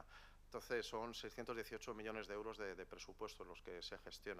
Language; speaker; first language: Spanish; native; Spanish